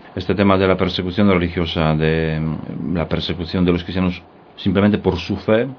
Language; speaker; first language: Spanish; non-native, fluent; Polish